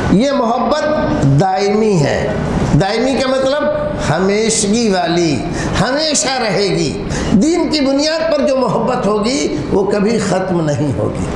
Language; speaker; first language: Urdu; native; Urdu